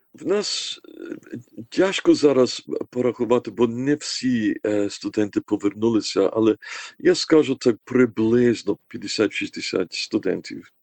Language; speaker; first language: Ukrainian; early bilingual, heritage; Ukrainian